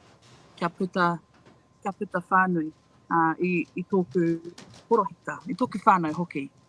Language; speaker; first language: Māori; non-native, local second language; English